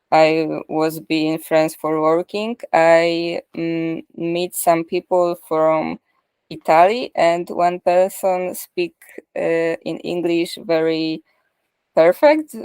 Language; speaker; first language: English; non-native, learner; Polish